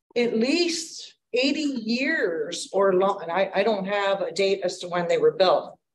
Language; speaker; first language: English; native; English